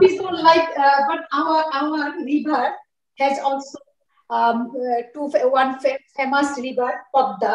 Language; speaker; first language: English; non-native, learner; Bangla